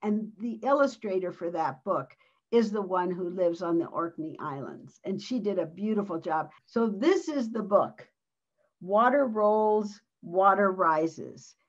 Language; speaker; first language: English; early bilingual, other home language; Spanish